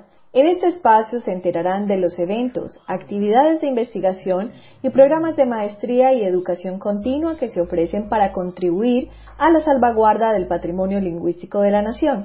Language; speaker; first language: Spanish; native; Spanish